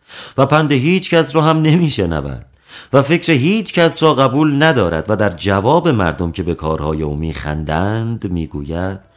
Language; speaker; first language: Persian; native; Persian